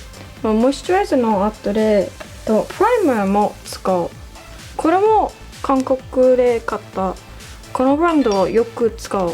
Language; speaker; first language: Japanese; non-native, learner; English